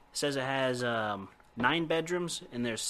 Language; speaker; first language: English; native; English